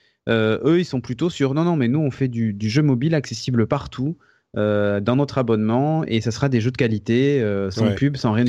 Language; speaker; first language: French; native; French